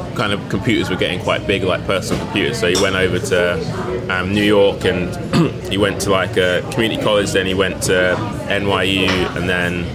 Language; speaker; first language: English; native; English